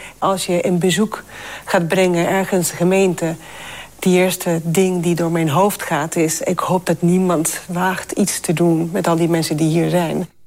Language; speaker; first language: Dutch; non-native, fluent; Spanish